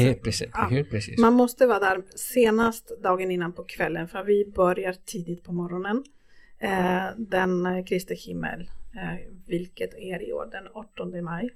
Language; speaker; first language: Swedish; non-native, fluent; Spanish